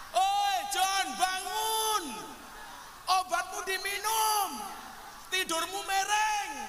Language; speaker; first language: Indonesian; native; Indonesian